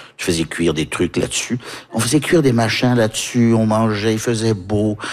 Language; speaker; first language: French; early bilingual, heritage; French